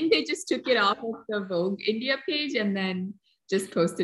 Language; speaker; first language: English; non-native, local second language; Malayalam